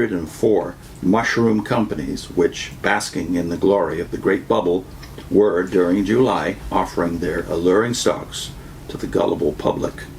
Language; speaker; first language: English; native; English